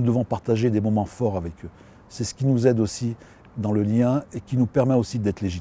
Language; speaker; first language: French; native; French